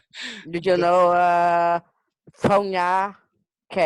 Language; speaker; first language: English; non-native, learner; Vietnamese